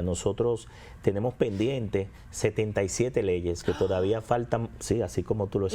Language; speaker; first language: Spanish; native; Spanish